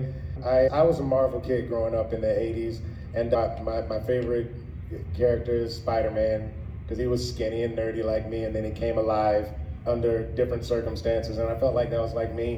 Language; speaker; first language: English; native; English